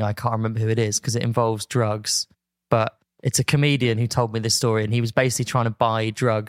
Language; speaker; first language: English; native; English